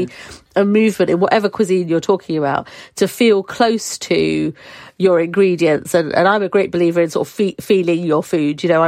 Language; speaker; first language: English; native; English